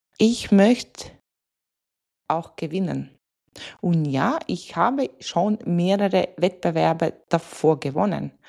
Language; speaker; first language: German; non-native, fluent; Latvian